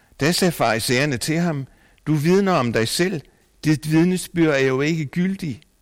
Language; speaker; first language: Danish; native; Danish